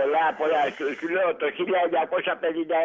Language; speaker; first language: Greek; native; Greek